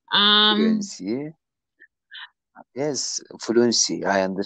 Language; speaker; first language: English; non-native, learner; Turkish